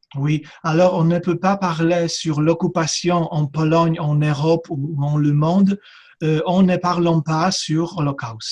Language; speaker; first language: French; non-native, fluent; Polish